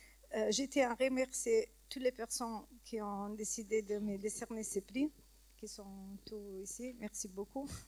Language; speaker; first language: French; non-native, learner; Italian